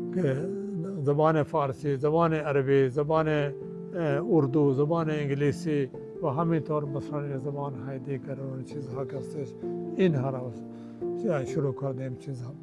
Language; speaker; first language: Persian; non-native, fluent; Urdu